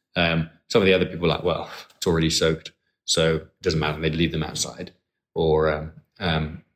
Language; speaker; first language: English; native; English